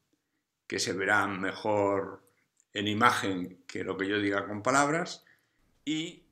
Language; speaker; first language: Spanish; native; Spanish